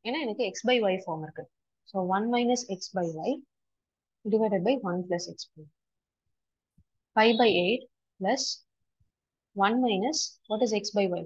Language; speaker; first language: English; non-native, local second language; Tamil